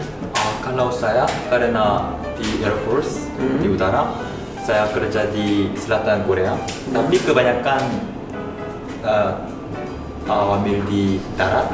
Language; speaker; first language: Indonesian; non-native, fluent; Korean